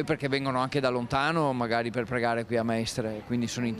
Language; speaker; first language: Italian; native; Italian